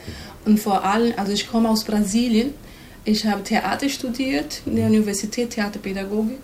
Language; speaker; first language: German; non-native, fluent; Portuguese